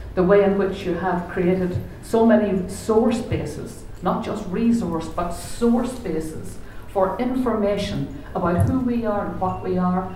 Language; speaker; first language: English; native; English